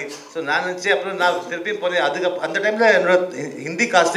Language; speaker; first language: Tamil; early bilingual, other home language; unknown